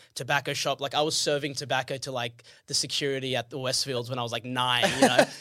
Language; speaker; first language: English; early bilingual, other home language; Arabic